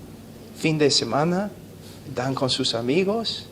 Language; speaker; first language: Spanish; non-native, fluent; English